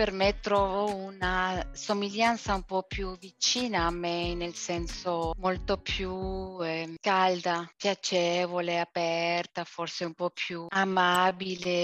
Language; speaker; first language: Italian; non-native, fluent; Spanish